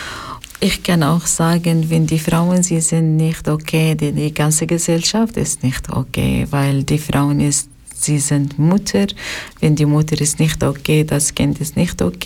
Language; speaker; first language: German; non-native, learner; Arabic